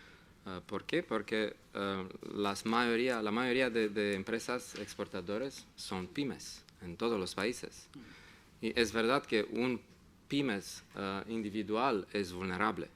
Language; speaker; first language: Spanish; non-native, fluent; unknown